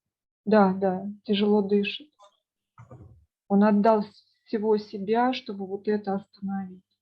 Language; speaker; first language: Russian; native; Russian